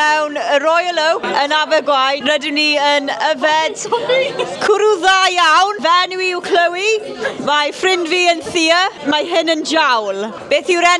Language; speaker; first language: Welsh; non-native, local second language; English